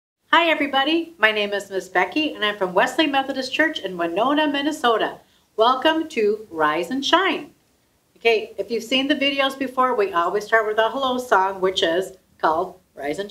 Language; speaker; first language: English; native; English